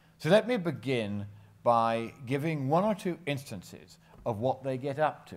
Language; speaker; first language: English; native; English